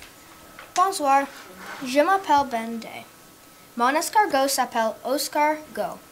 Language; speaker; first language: French; non-native, learner; English